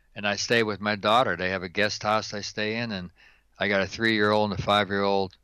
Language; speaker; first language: English; native; English